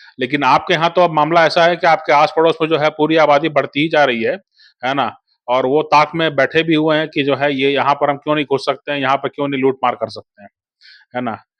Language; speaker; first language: Hindi; native; Hindi